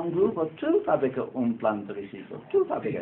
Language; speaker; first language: Spanish; non-native, learner; English